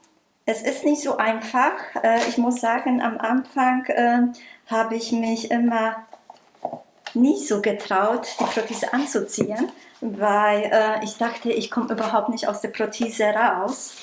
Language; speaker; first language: German; non-native, local second language; Polish